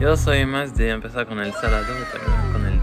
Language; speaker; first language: Spanish; non-native, fluent; French